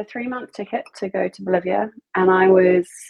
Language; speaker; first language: English; native; English